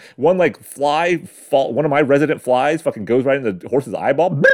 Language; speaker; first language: English; native; English